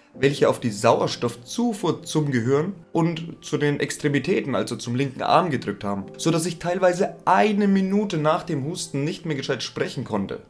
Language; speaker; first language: German; native; German